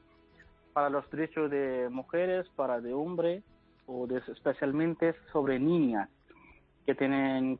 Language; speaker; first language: Spanish; non-native, learner; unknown